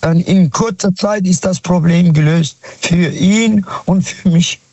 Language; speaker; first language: German; non-native, fluent; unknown